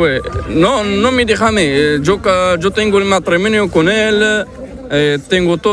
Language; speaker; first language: Spanish; non-native, learner; Arabic